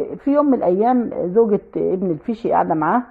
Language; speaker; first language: Arabic; native; Arabic